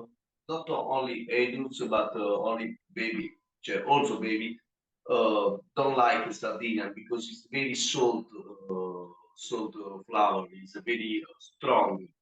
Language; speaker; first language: English; non-native, learner; Italian